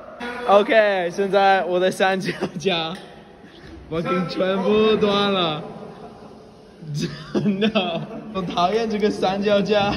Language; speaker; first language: Chinese; non-native, learner; English